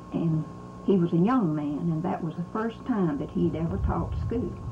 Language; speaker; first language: English; native; English